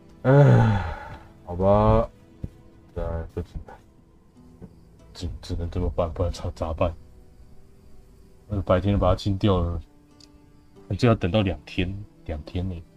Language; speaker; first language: Chinese; native; Chinese